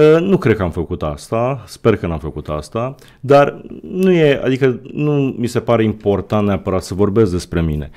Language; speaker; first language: Romanian; native; Romanian